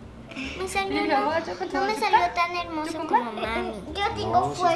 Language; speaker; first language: Spanish; early bilingual, other home language; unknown